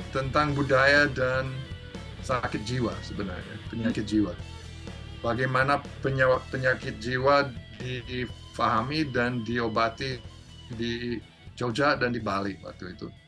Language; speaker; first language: Indonesian; non-native, fluent; English